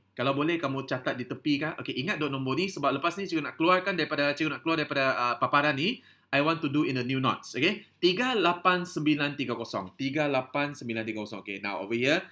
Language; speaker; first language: Malay; non-native, local second language; Chinese